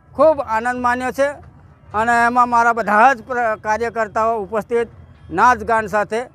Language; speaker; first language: Gujarati; non-native, local second language; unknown